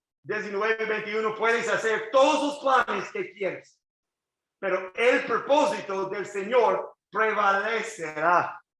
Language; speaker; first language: Spanish; non-native, learner; English